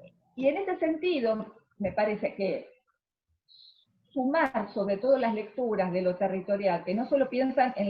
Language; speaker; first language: Spanish; native; Spanish